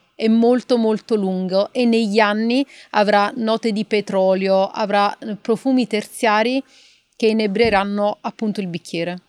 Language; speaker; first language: Italian; native; Italian